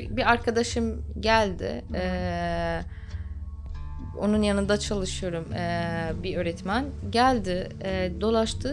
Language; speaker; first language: Turkish; non-native, fluent; Arabic